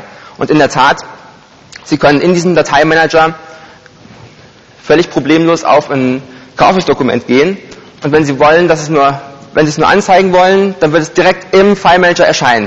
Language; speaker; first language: German; native; German